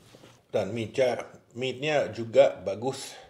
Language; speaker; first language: Indonesian; non-native, learner; French